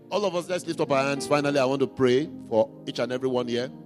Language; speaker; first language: English; non-native, local second language; Igbo